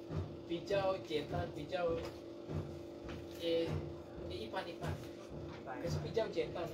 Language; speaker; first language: Chinese; non-native, learner; Indonesian